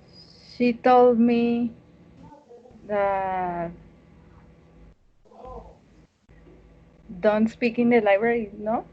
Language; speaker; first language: English; non-native, learner; Spanish